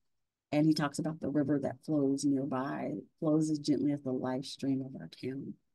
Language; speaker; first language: English; native; English